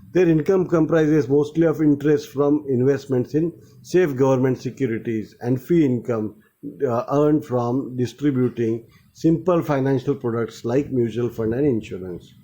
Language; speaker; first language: English; non-native, local second language; Marathi